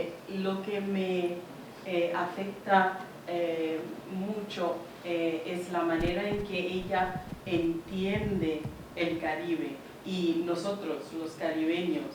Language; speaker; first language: Spanish; non-native, fluent; English